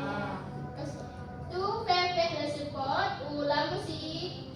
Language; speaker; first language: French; non-native, learner; Indonesian